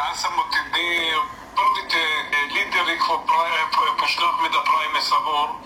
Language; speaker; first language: Bulgarian; early bilingual, heritage; Bulgarian